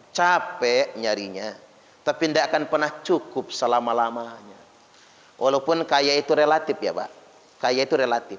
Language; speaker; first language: Indonesian; non-native, local second language; Malay